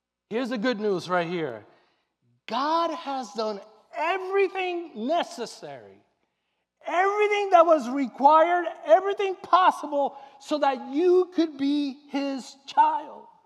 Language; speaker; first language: English; non-native, local second language; Spanish